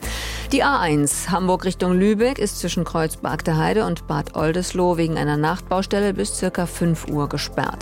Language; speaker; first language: German; native; German